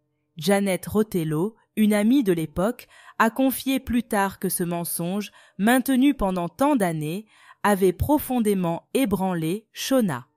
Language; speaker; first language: French; native; French